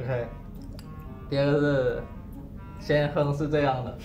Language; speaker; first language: Chinese; non-native, learner; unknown